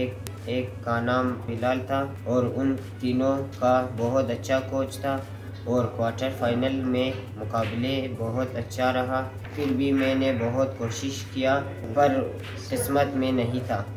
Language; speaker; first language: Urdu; non-native, local second language; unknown